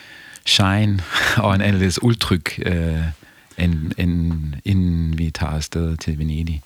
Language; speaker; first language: Danish; non-native, fluent; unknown